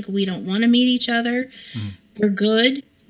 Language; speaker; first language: English; native; English